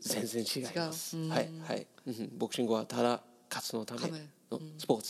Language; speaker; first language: Japanese; non-native, learner; English